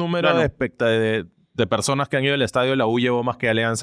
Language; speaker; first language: Spanish; native; Spanish